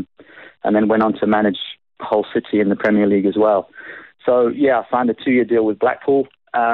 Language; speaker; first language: English; native; English